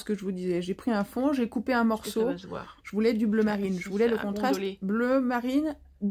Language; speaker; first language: French; native; French